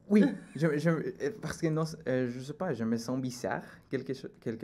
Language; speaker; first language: French; non-native, learner; Spanish